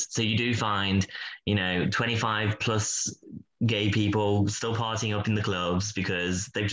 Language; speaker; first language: English; native; English